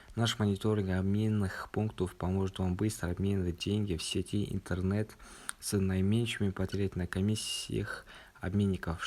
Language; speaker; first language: Russian; non-native, local second language; Kazakh